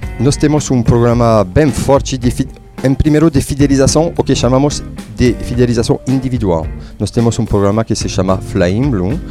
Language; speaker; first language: Portuguese; non-native, fluent; French